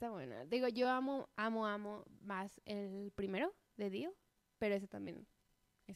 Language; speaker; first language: Spanish; native; Spanish